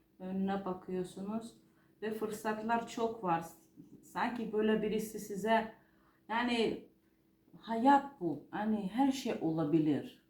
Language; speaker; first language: Turkish; non-native, fluent; Georgian